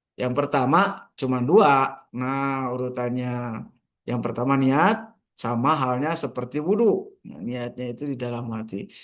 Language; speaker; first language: Indonesian; non-native, local second language; Sundanese